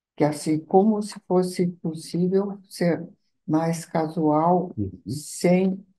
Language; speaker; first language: Portuguese; non-native, fluent; Italian